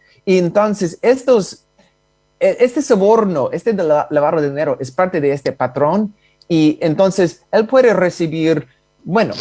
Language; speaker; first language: Spanish; non-native, fluent; English